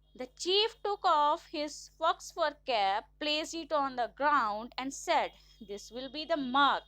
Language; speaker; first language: English; non-native, local second language; Punjabi